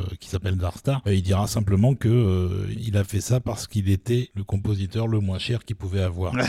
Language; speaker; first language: French; native; French